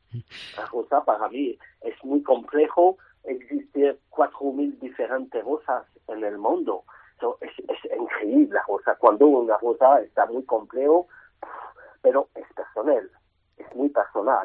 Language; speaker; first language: Spanish; non-native, learner; French